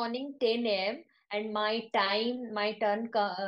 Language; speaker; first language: English; non-native, local second language; Odia